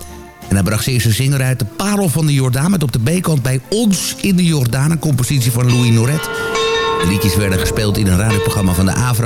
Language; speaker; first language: Dutch; native; Dutch